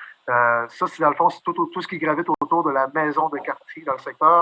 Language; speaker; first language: French; native; French